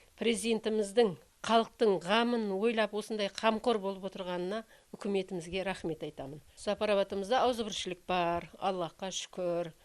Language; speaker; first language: Uzbek; non-native, local second language; Kazakh